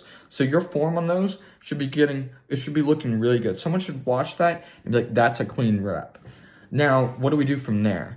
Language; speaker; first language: English; native; English